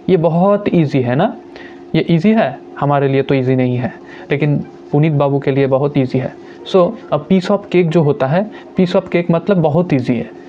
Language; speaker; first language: Hindi; non-native, local second language; Bangla